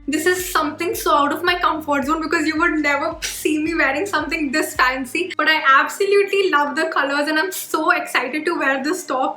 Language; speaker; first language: English; non-native, local second language; Hindi